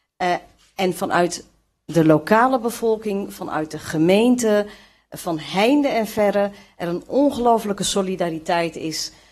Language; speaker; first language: Dutch; early bilingual, other home language; Kurdish